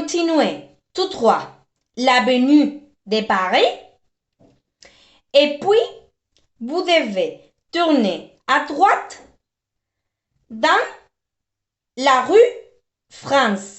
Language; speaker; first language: French; non-native, fluent; Spanish